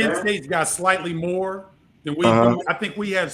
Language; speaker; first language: English; native; English